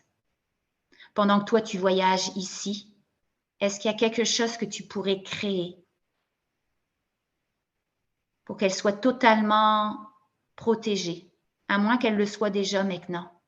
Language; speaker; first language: French; native; French